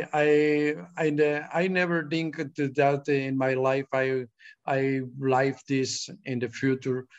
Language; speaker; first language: English; non-native, learner; Spanish